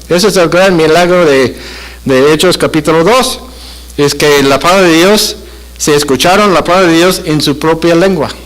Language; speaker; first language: Spanish; non-native, fluent; English